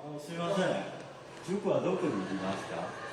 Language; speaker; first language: Japanese; non-native, learner; Korean